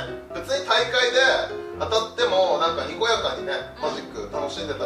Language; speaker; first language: Japanese; native; Japanese